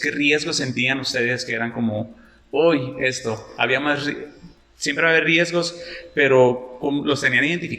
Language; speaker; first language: Spanish; native; Spanish